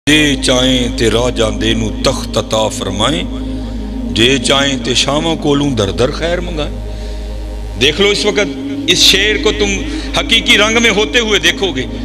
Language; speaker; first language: Urdu; non-native, local second language; Punjabi